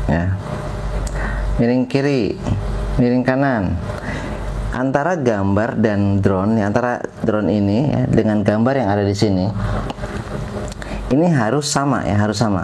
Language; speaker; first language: Indonesian; native; Indonesian